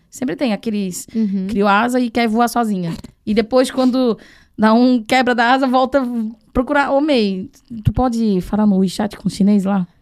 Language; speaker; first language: Portuguese; non-native, fluent; Chinese